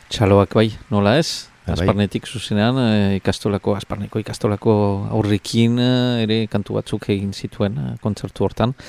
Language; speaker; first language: Basque; native; Basque